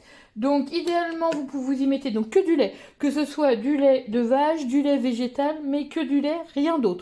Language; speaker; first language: French; native; French